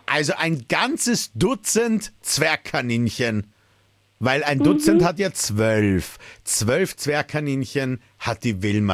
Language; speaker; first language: German; native; German